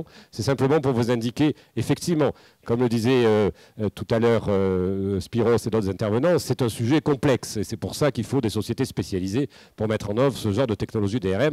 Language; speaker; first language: French; native; French